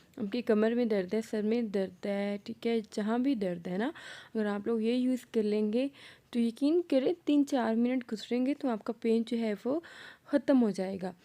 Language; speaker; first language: Urdu; non-native, local second language; Punjabi